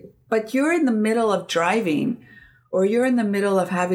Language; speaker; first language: English; non-native, fluent; Greek